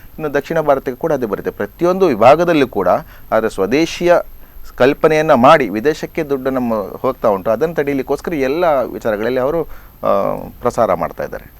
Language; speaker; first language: Kannada; native; Kannada